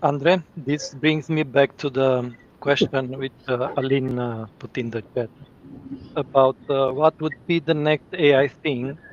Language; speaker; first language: English; non-native, fluent; Romanian